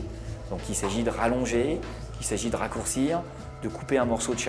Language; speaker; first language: French; native; French